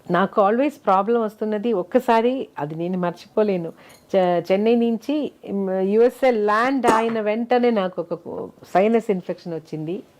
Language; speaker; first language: Telugu; non-native, fluent; Malayalam